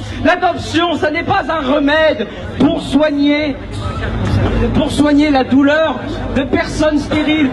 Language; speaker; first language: French; native; French